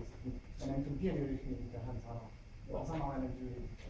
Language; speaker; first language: Finnish; non-native, learner; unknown